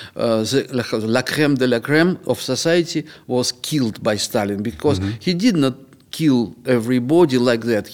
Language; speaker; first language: English; non-native, fluent; Russian